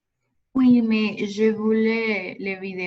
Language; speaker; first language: French; non-native, learner; Spanish